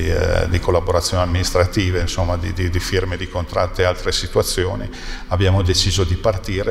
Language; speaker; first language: Italian; native; Italian